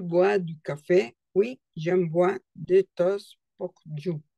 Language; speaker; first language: French; non-native, learner; Spanish